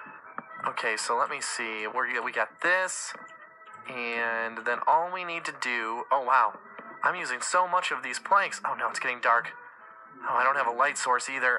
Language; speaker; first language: English; native; English